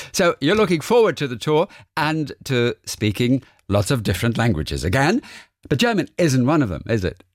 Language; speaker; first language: English; non-native, fluent; German